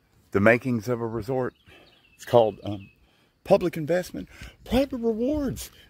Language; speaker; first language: English; native; English